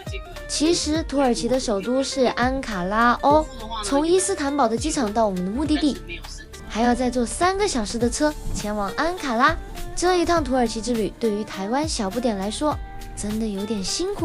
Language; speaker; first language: Chinese; native; Chinese